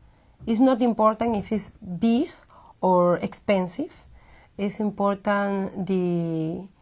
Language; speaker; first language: English; non-native, learner; Spanish